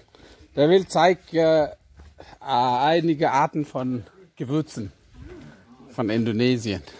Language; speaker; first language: German; non-native, fluent; Indonesian